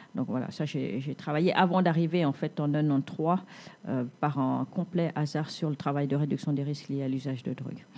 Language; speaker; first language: French; native; French